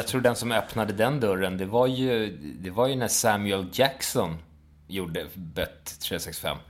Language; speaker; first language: Swedish; native; Swedish